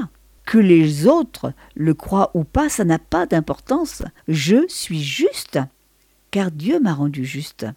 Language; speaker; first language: French; native; French